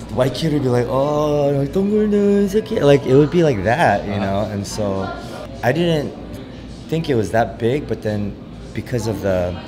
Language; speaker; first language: English; early bilingual, other home language; Korean